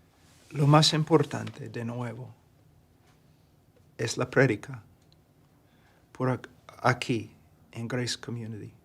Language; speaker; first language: Spanish; non-native, fluent; English